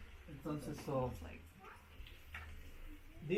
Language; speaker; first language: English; non-native, learner; Spanish